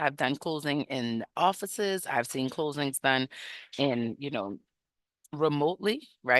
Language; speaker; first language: English; native; English